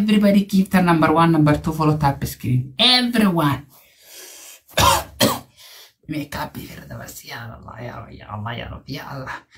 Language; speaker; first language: English; non-native, learner; Amharic